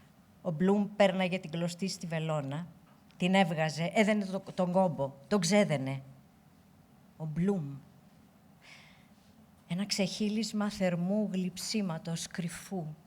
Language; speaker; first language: Greek; native; Greek